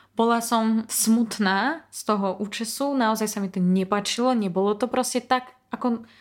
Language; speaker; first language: Slovak; non-native, fluent; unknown